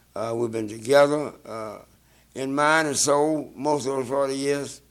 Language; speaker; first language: English; native; English